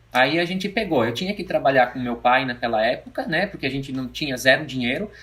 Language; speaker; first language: Portuguese; native; Portuguese